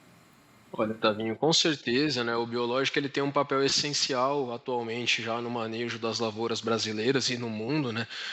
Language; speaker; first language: Portuguese; native; Portuguese